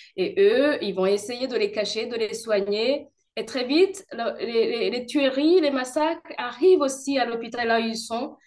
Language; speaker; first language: French; non-native, local second language; Kinyarwanda